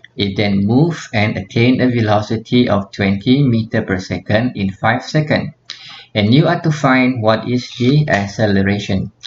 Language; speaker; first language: English; non-native, local second language; Malay